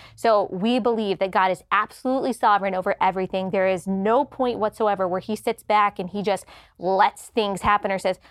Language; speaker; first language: English; native; English